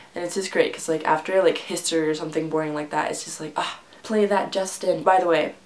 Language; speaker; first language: English; non-native, fluent; Finnish